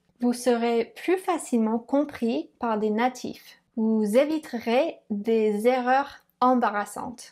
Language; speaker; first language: French; non-native, fluent; English